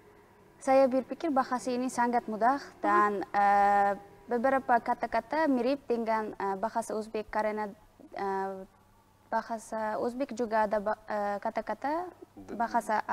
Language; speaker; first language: Indonesian; non-native, learner; Uzbek